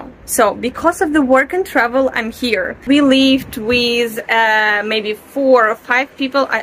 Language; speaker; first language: English; non-native, fluent; Russian